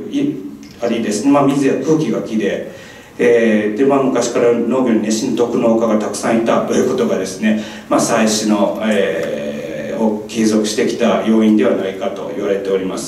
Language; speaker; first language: Japanese; native; Japanese